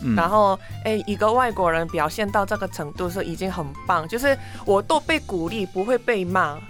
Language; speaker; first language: Chinese; non-native, fluent; Korean